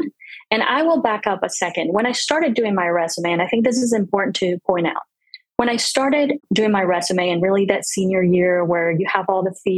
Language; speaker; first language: English; non-native, fluent; Spanish